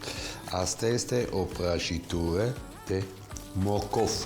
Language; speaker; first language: Romanian; non-native, learner; Swiss German